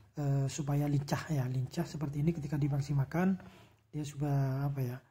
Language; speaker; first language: Indonesian; non-native, local second language; Javanese